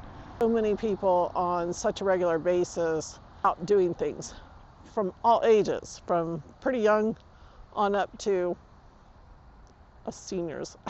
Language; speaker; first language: English; native; English